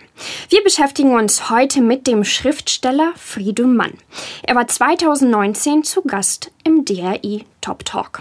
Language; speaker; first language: German; native; German